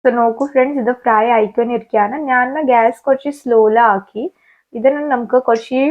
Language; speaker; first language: Malayalam; non-native, learner; Hindi